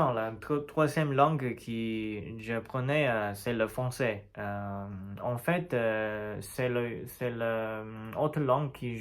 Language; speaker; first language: French; non-native, learner; Chinese